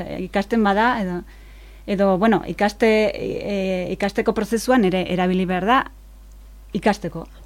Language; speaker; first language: Basque; non-native, local second language; Spanish